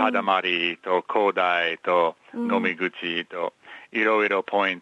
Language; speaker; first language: Japanese; non-native, learner; English